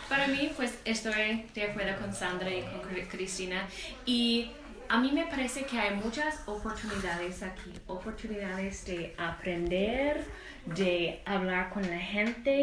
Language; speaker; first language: Spanish; non-native, fluent; English